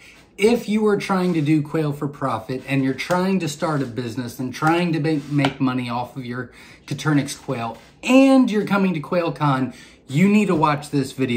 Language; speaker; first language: English; native; English